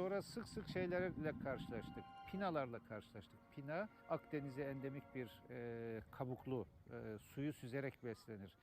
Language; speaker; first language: Turkish; native; Turkish